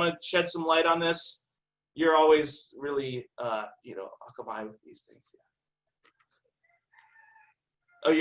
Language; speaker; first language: English; native; English